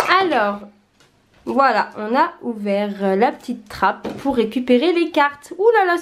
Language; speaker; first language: French; native; French